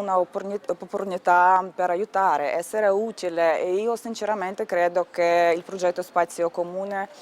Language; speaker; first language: Italian; non-native, learner; Ukrainian